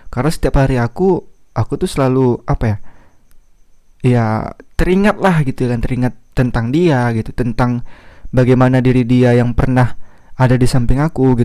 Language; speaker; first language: Indonesian; native; Indonesian